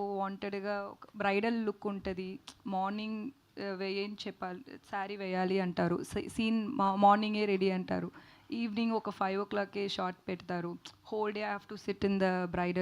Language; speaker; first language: Telugu; non-native, learner; Tamil